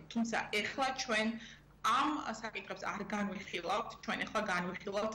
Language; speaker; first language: Georgian; native; Georgian